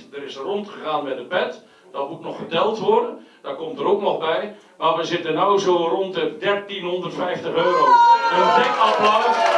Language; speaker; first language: Dutch; native; Dutch